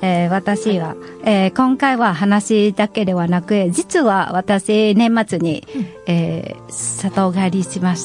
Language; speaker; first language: Japanese; non-native, fluent; Vietnamese